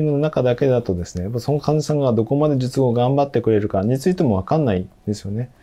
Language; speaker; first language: Japanese; native; Japanese